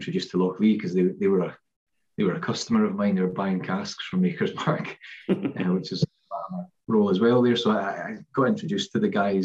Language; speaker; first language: English; native; English